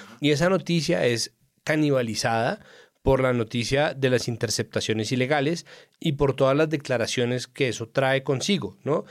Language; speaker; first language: Spanish; native; Spanish